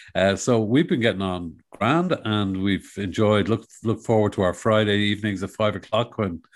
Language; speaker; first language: English; native; English